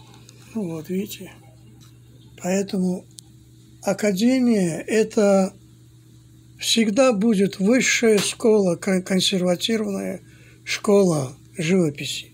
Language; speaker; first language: Russian; non-native, fluent; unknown